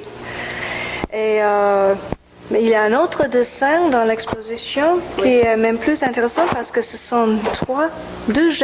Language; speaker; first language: French; non-native, fluent; English